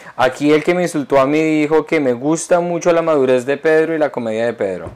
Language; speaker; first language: Spanish; early bilingual, heritage; Spanish